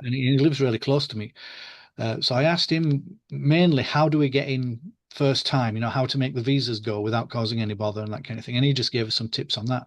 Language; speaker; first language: English; native; English